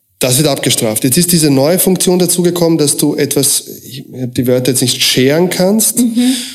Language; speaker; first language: German; early bilingual, other home language; Croatian